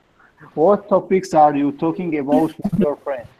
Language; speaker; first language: English; non-native, learner; Georgian